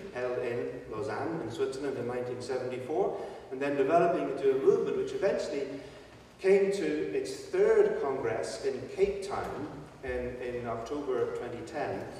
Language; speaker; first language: English; native; English